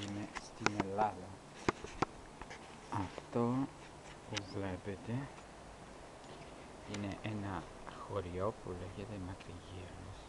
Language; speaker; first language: Greek; non-native, learner; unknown